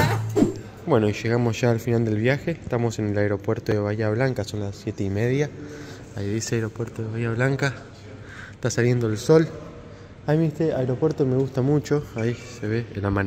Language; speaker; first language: Spanish; native; Spanish